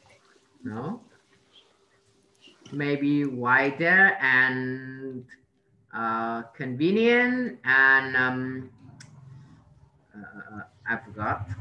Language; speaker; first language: English; non-native, learner; Vietnamese